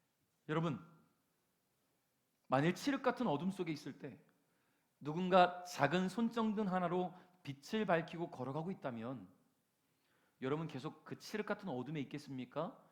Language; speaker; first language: Korean; native; Korean